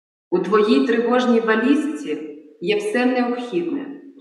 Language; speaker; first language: Ukrainian; native; Ukrainian